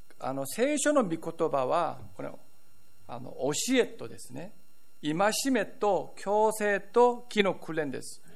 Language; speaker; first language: Japanese; non-native, fluent; Korean